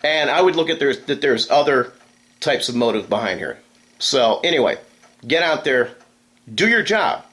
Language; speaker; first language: English; native; English